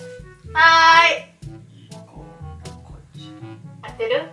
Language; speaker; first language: Japanese; non-native, fluent; Indonesian